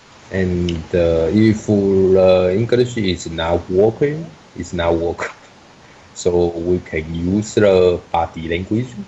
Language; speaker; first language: English; non-native, learner; Chinese